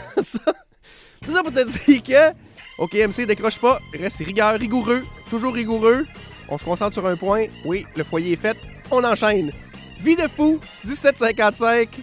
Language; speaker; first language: French; native; French